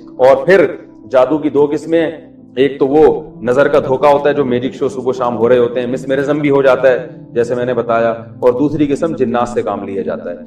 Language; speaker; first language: Urdu; native; Urdu